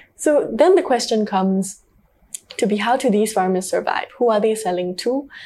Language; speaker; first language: English; native; English